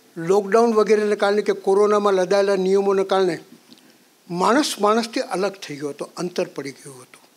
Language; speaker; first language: Gujarati; native; Gujarati